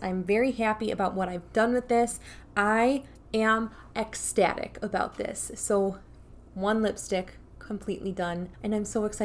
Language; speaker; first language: English; native; English